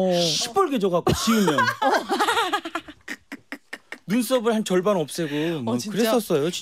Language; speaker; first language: Korean; native; Korean